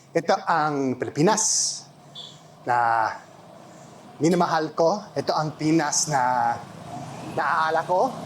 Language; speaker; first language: Filipino; non-native, learner; English